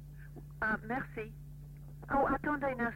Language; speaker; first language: French; non-native, fluent; English